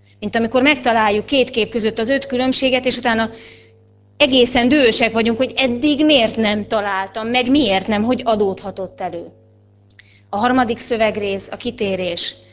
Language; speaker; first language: Hungarian; native; Hungarian